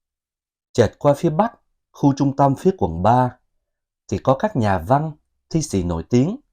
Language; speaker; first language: Vietnamese; native; Vietnamese